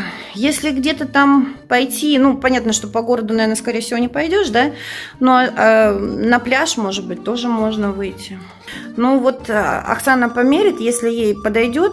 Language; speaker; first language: Russian; native; Russian